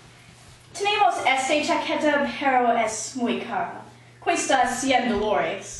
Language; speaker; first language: Spanish; non-native, learner; English